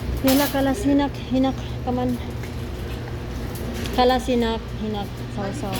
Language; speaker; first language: Arabic; non-native, learner; Filipino